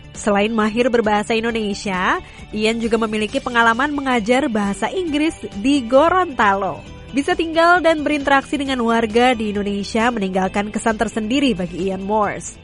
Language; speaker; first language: Indonesian; native; Indonesian